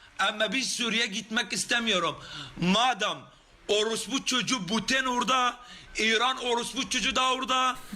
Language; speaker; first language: Turkish; non-native, learner; Arabic